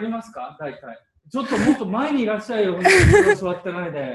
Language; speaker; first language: Japanese; native; Japanese